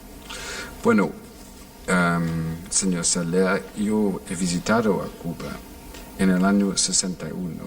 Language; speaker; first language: Spanish; non-native, fluent; English